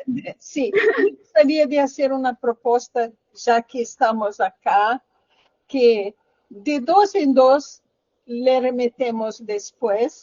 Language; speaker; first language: Spanish; non-native, learner; Portuguese